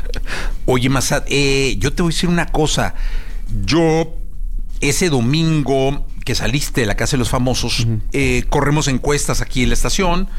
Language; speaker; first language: Spanish; native; Spanish